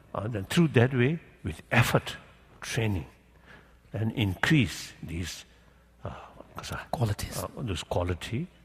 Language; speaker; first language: English; non-native, learner; Tibetan